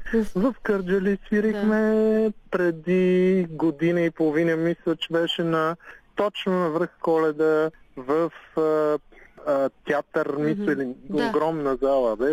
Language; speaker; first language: Bulgarian; native; Bulgarian